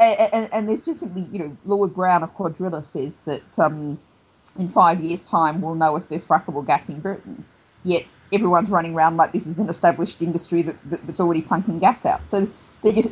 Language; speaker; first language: English; native; English